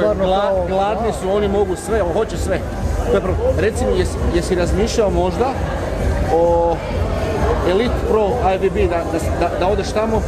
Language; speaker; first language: Croatian; native; Croatian